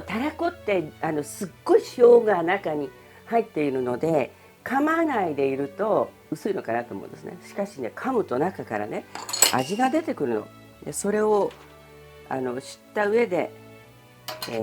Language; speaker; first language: Japanese; early bilingual, other home language; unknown